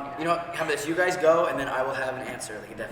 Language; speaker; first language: English; native; English